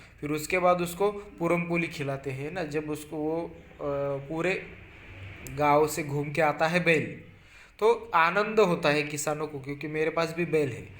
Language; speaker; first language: Hindi; non-native, local second language; Marathi